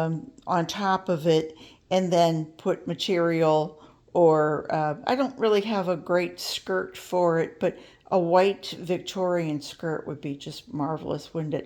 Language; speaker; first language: English; native; English